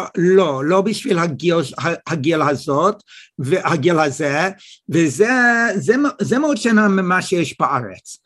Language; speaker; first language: Hebrew; non-native, fluent; English